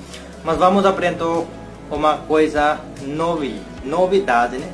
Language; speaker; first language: Portuguese; non-native, learner; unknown